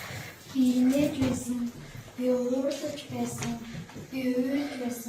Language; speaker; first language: Mongolian; non-native, learner; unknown